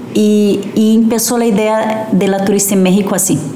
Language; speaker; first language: Spanish; early bilingual, other home language; Portuguese